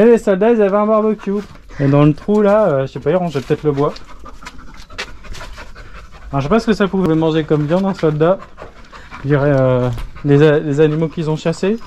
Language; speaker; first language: French; native; French